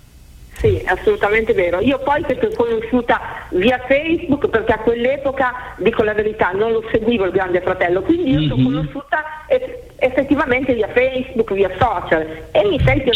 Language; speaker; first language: Italian; native; Italian